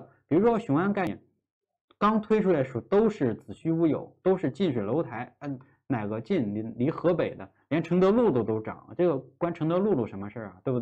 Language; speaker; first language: Chinese; native; Chinese